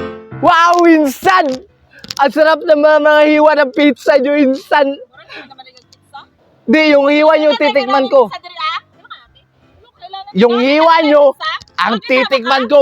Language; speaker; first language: Filipino; non-native, local second language; Cebuano